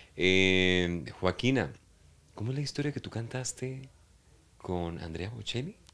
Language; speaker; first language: Spanish; native; Spanish